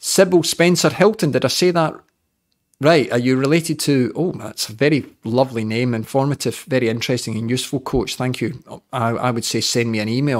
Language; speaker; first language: English; native; English